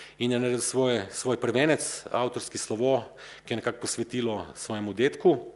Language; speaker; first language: Slovenian; native; Slovenian